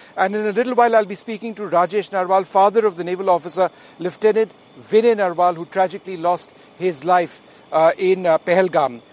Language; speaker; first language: English; non-native, local second language; Hindi